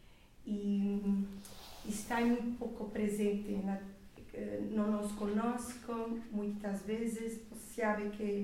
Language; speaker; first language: Spanish; non-native, learner; Portuguese